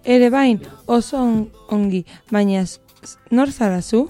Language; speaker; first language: Basque; non-native, learner; Spanish